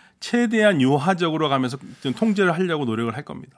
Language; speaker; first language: Korean; native; Korean